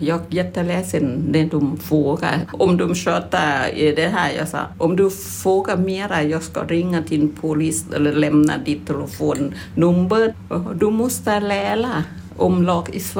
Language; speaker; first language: Swedish; non-native, learner; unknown